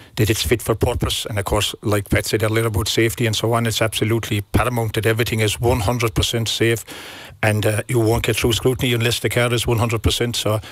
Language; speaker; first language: English; native; English